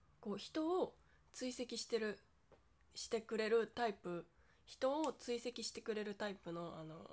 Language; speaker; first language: Japanese; native; Japanese